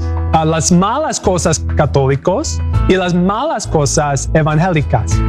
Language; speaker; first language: Spanish; non-native, learner; English